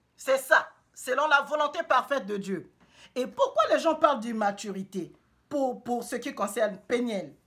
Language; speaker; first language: French; non-native, local second language; Lingala